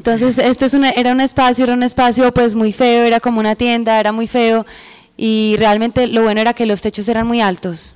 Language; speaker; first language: Spanish; native; Spanish